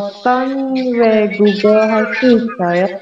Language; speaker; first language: Korean; non-native, learner; Indonesian